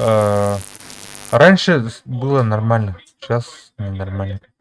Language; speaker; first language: Russian; non-native, local second language; Yakut